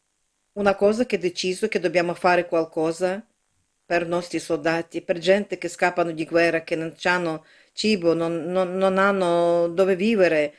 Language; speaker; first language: Italian; non-native, learner; Ukrainian